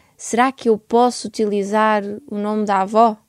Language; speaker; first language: Portuguese; native; Portuguese